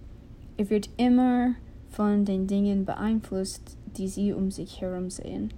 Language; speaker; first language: German; non-native, learner; English